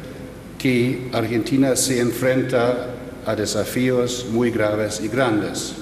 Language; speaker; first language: Spanish; non-native, fluent; German